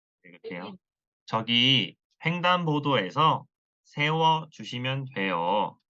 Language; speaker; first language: Korean; non-native, learner; Thai